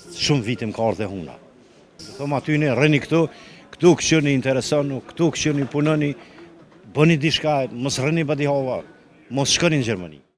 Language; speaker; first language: Albanian; native; Albanian